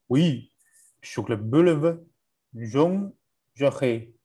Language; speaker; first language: French; non-native, learner; English